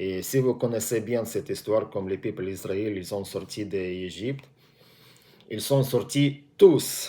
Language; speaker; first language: French; non-native, learner; Russian